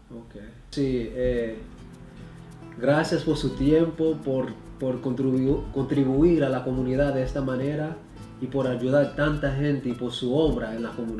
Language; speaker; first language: Spanish; early bilingual, heritage; Spanish